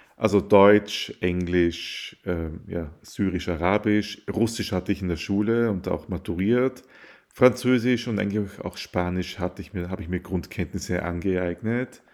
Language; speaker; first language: German; early bilingual, other home language; Arabic